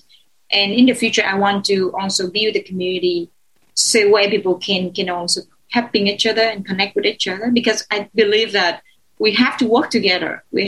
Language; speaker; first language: English; non-native, fluent; Vietnamese